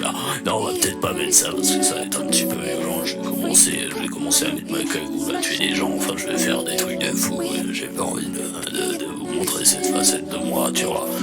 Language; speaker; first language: French; native; French